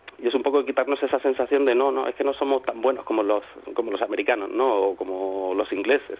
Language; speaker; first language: Spanish; native; Spanish